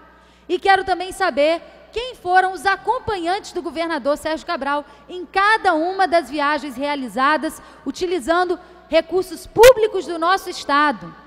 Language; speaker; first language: Portuguese; native; Portuguese